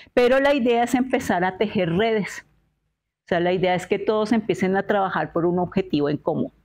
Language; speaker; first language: Spanish; native; Spanish